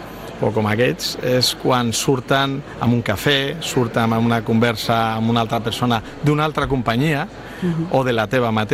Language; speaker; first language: Catalan; non-native, local second language; Spanish